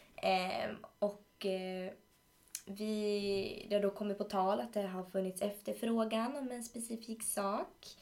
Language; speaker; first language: Swedish; early bilingual, other home language; Spanish